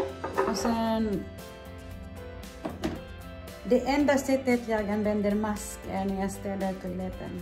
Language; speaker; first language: Swedish; non-native, learner; Cebuano